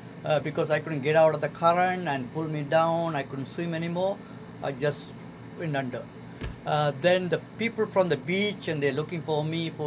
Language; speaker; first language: English; non-native, local second language; Tamil